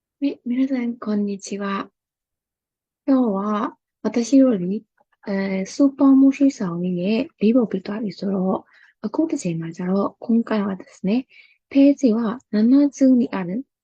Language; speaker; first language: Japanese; non-native, fluent; Burmese